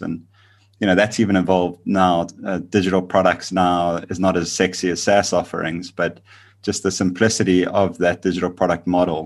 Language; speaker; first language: English; native; English